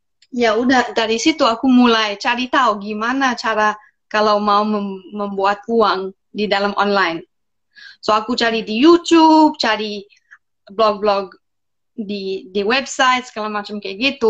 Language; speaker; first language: Indonesian; non-native, fluent; English